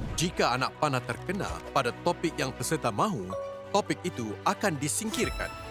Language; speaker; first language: Malay; native; Malay